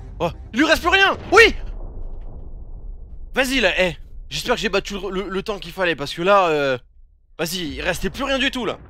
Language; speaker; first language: French; native; French